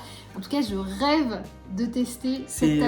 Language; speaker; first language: French; native; French